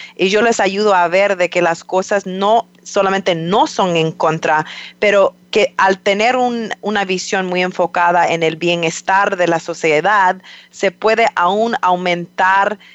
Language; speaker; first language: Spanish; non-native, fluent; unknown